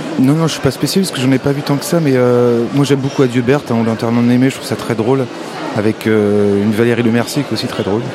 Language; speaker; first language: French; native; French